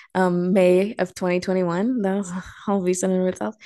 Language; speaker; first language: English; early bilingual, other home language; Spanish